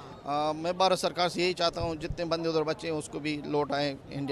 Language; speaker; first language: Hindi; non-native, fluent; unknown